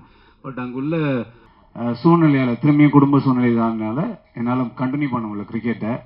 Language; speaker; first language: Tamil; native; Tamil